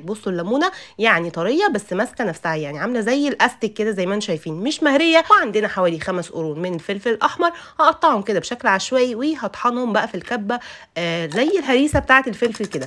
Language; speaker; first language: Arabic; native; Arabic